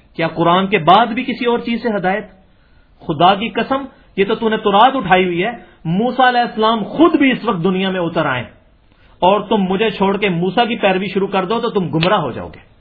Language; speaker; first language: Urdu; non-native, local second language; Punjabi